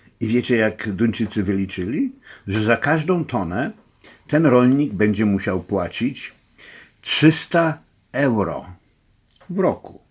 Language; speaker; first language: Polish; native; Polish